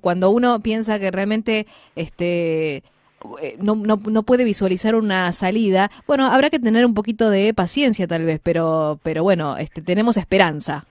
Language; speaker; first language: Spanish; native; Spanish